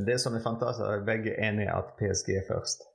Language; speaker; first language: Norwegian; non-native, fluent; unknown